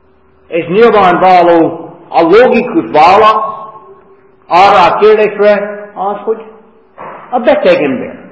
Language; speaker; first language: Hungarian; non-native, fluent; English